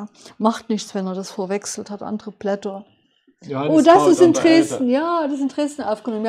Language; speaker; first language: German; native; German